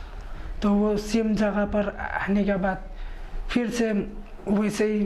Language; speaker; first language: Hindi; non-native, local second language; Khasi